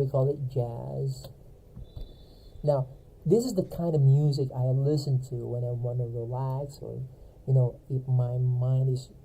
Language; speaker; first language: English; non-native, fluent; Filipino